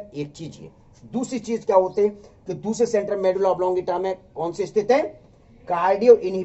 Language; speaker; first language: Hindi; native; Hindi